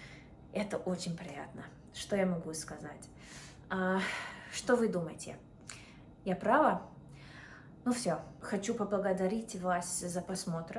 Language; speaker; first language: Russian; non-native, fluent; English